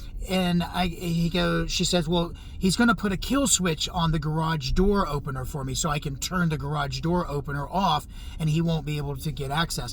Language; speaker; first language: English; native; English